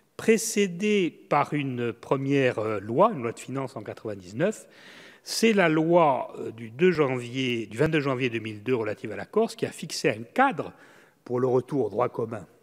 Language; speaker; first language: French; native; French